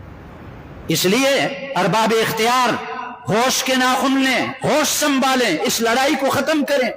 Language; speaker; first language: Urdu; non-native, local second language; Northern Hindko